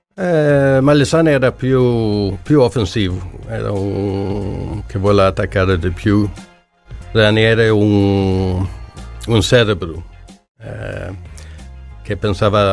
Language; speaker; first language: Italian; non-native, learner; Swedish